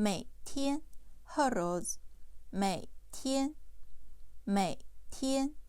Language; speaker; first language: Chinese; non-native, fluent; Urdu